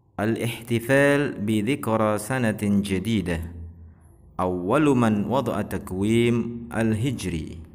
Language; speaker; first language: Arabic; non-native, fluent; Indonesian